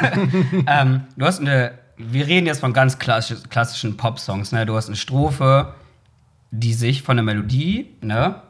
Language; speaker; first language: German; native; German